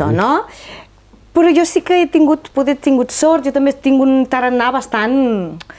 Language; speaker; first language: Catalan; non-native, fluent; Romanian